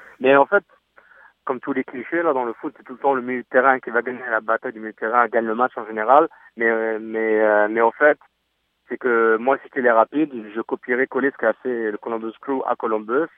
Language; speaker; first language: French; native; French